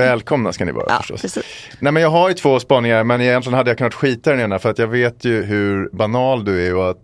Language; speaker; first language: Swedish; native; Swedish